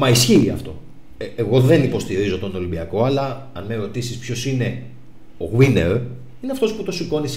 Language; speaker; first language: Greek; native; Greek